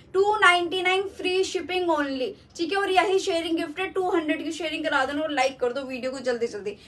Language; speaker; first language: Hindi; native; Hindi